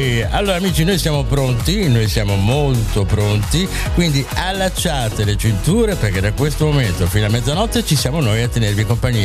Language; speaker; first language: Italian; native; Italian